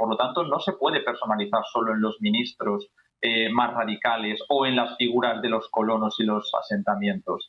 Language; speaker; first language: Spanish; native; Spanish